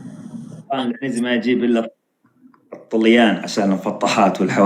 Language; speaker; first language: Arabic; native; Arabic